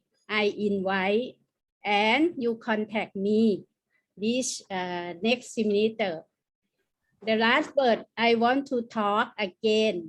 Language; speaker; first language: English; non-native, learner; Thai